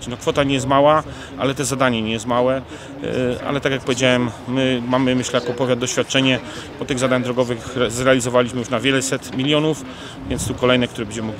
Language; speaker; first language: Polish; native; Polish